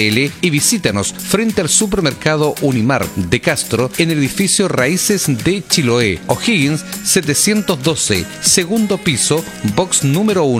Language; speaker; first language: Spanish; native; Spanish